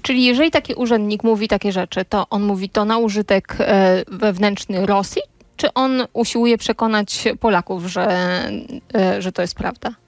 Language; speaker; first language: Polish; native; Polish